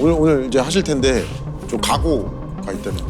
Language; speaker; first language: Korean; native; Korean